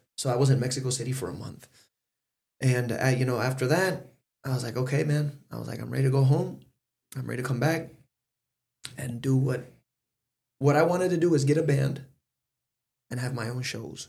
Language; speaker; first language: English; early bilingual, other home language; Spanish